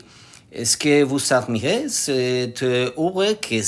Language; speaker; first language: French; non-native, learner; Spanish